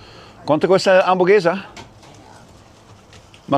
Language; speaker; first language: Spanish; non-native, learner; English